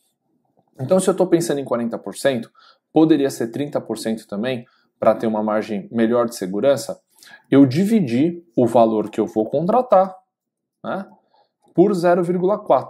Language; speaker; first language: Portuguese; native; Portuguese